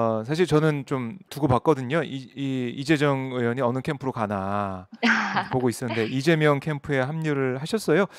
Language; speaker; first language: Korean; native; Korean